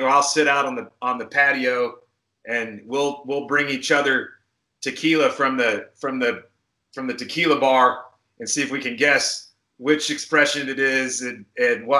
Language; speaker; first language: English; native; English